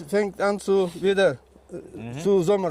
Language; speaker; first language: German; non-native, learner; Russian